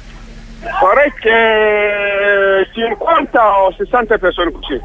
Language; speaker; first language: Italian; non-native, local second language; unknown